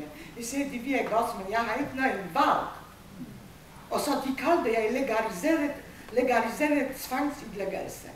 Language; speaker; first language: Danish; non-native, fluent; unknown